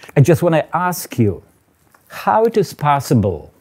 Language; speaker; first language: English; non-native, fluent; Polish